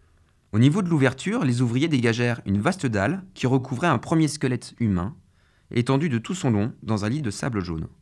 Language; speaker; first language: French; native; French